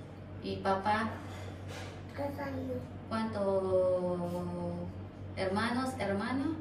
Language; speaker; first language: Spanish; non-native, learner; Filipino